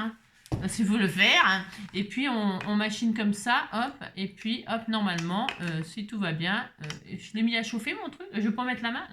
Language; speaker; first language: French; native; French